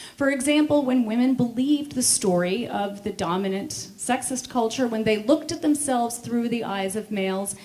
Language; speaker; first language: English; native; English